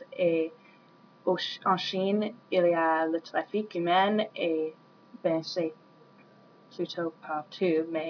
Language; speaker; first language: French; non-native, learner; English